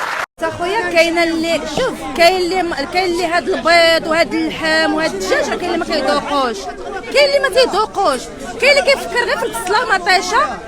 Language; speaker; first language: Arabic; native; Arabic